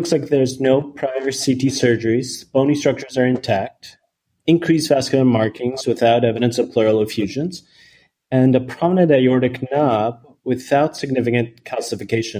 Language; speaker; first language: English; native; English